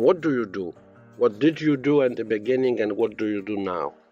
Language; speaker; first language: English; non-native, fluent; Polish